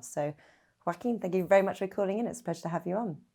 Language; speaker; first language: English; native; English